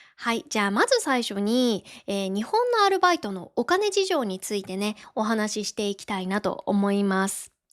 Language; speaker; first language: Japanese; native; Japanese